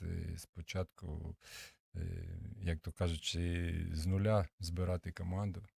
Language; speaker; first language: Ukrainian; non-native, local second language; Russian